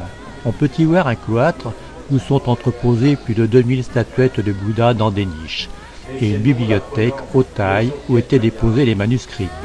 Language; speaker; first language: French; native; French